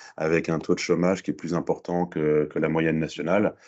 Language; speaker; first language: French; native; French